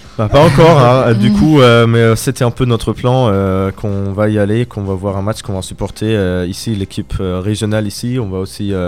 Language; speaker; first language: French; non-native, learner; German